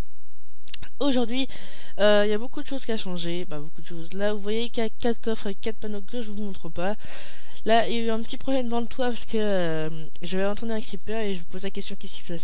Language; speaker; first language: French; native; French